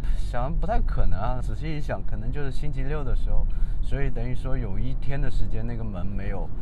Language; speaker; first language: Chinese; native; Chinese